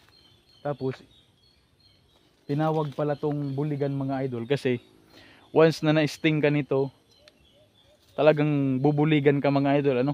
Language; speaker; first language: Filipino; native; Filipino